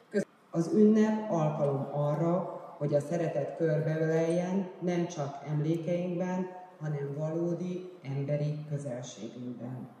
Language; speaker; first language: Hungarian; native; Hungarian